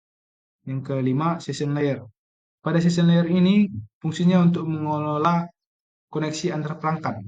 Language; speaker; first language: Indonesian; native; Indonesian